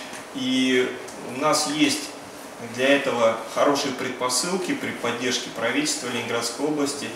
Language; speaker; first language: Russian; native; Russian